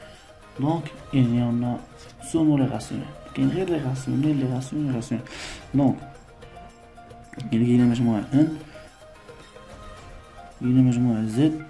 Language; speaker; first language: French; non-native, local second language; Arabic